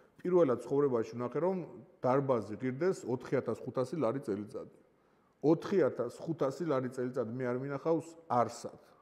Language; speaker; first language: Georgian; early bilingual, heritage; Georgian